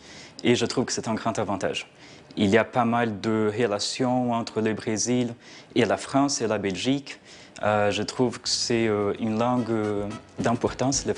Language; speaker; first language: French; non-native, fluent; Portuguese